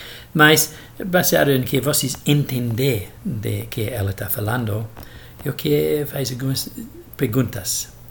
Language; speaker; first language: Portuguese; non-native, fluent; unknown